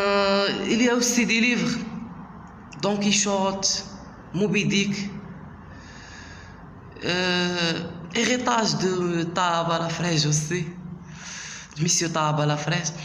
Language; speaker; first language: French; non-native, local second language; Arabic